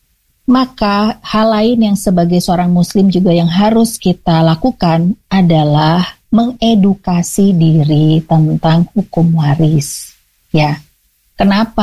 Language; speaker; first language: Indonesian; native; Indonesian